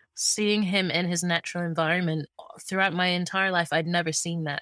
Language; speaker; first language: English; early bilingual, other home language; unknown